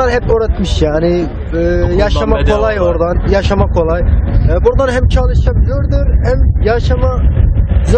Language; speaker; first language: Turkish; non-native, learner; Arabic